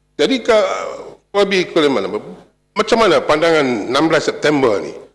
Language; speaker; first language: Malay; non-native, local second language; Chinese